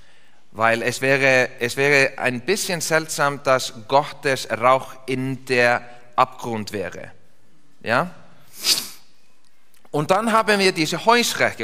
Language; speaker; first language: German; non-native, fluent; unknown